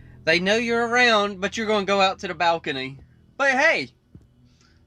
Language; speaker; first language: English; native; English